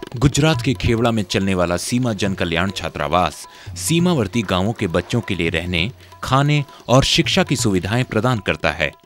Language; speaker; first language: Hindi; native; Hindi